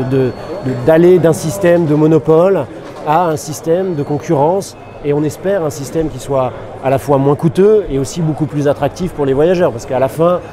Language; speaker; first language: French; native; French